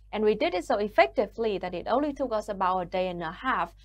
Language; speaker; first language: English; non-native, fluent; Vietnamese